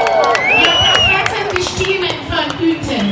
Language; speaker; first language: German; non-native, learner; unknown